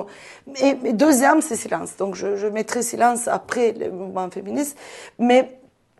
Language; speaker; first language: French; non-native, fluent; Turkish